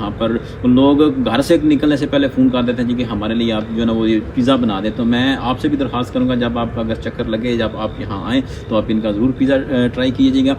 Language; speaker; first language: Urdu; native; Urdu